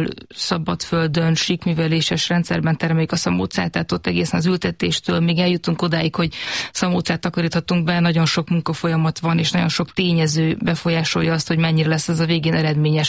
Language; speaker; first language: Hungarian; native; Hungarian